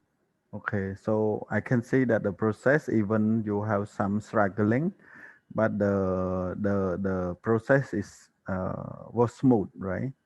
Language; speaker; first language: English; non-native, learner; Khmer